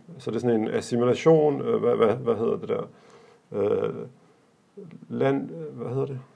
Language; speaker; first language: Danish; early bilingual, other home language; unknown